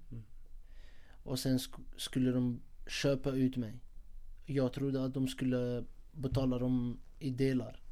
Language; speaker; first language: Swedish; non-native, fluent; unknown